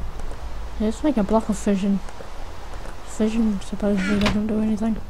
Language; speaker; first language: English; native; English